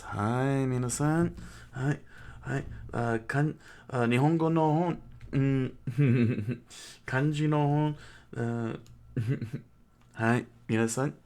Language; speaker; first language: Japanese; non-native, learner; English